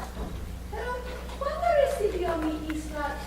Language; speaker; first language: Spanish; non-native, learner; English